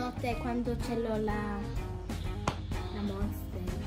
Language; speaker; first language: Italian; non-native, learner; English